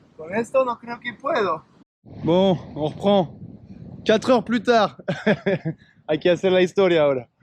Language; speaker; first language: Spanish; non-native, fluent; French